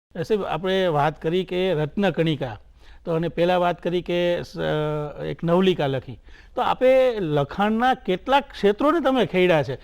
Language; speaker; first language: Gujarati; native; Gujarati